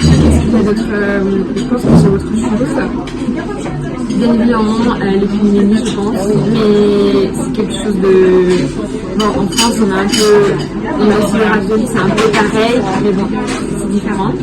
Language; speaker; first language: French; early bilingual, heritage; French